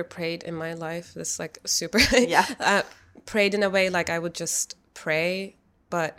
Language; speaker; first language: English; non-native, fluent; Turkish